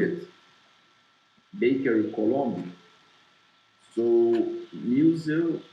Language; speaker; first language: English; non-native, learner; Portuguese